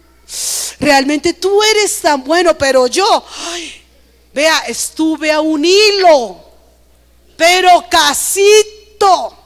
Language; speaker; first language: Spanish; native; Spanish